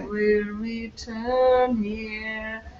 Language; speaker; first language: English; non-native, learner; French